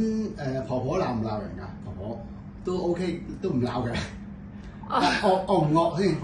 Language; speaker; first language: Cantonese; native; Cantonese